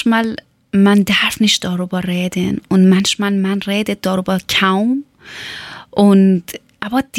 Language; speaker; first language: German; non-native, learner; Persian